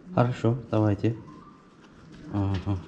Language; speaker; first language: Russian; non-native, learner; Turkish